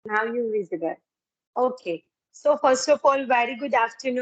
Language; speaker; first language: English; non-native, learner; Gujarati